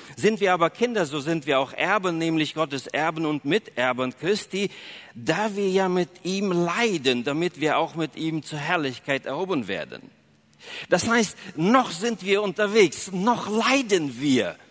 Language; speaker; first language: German; early bilingual, other home language; Russian